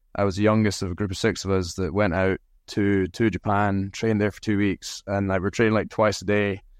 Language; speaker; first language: English; native; English